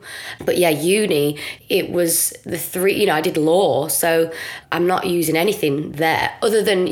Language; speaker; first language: English; native; English